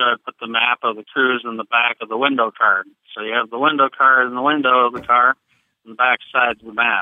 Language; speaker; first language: English; native; English